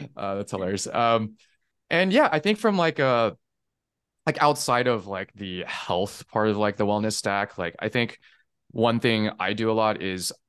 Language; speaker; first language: English; early bilingual, other home language; Chinese